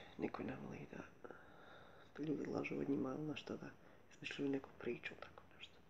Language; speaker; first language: Bosnian; early bilingual, heritage; Bosnian